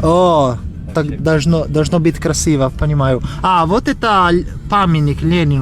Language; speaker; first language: Russian; non-native, fluent; Italian